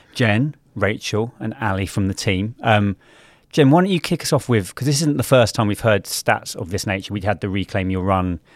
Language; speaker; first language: English; native; English